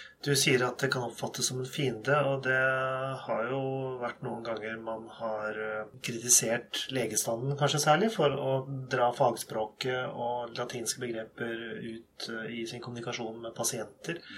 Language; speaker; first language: Norwegian; native; Norwegian